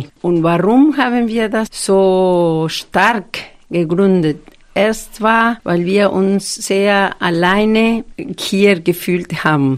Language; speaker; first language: German; non-native, fluent; Spanish